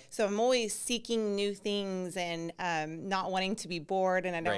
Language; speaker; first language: English; native; English